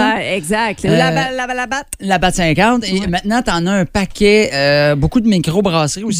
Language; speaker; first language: French; native; French